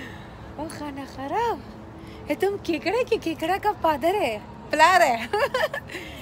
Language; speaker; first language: Hindi; non-native, local second language; Pashto